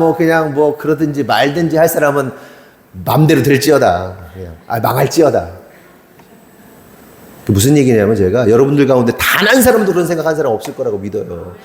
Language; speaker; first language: Korean; native; Korean